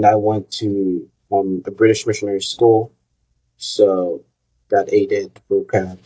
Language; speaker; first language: English; non-native, local second language; Yoruba